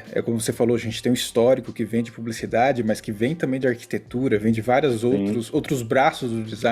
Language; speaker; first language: Portuguese; native; Portuguese